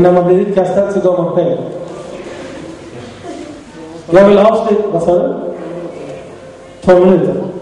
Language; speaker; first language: Swedish; non-native, fluent; Arabic